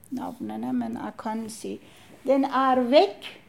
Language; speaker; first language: Norwegian; non-native, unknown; Persian